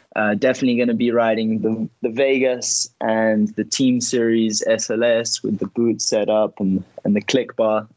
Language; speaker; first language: English; early bilingual, heritage; Spanish